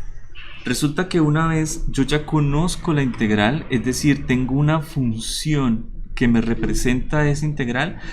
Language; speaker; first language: Spanish; native; Spanish